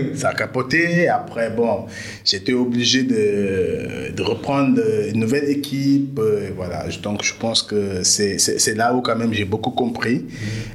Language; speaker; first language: French; non-native, local second language; Wolof